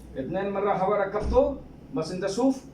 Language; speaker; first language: Arabic; non-native, learner; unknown